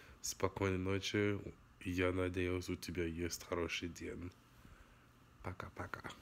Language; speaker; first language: Russian; non-native, learner; English